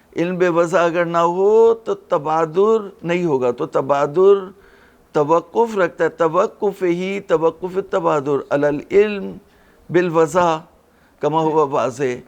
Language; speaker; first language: Urdu; native; Urdu